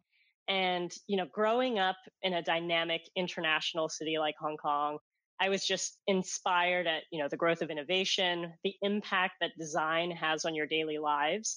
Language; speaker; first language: English; non-native, local second language; Cantonese